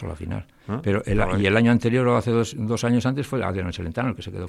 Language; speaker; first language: Spanish; native; Spanish